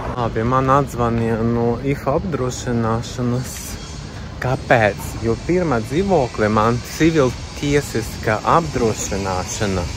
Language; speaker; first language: Latvian; non-native, learner; Russian